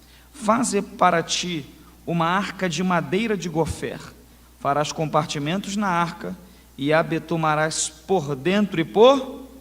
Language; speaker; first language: Portuguese; native; Portuguese